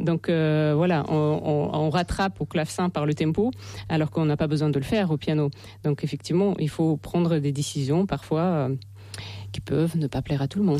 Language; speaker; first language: French; non-native, fluent; Russian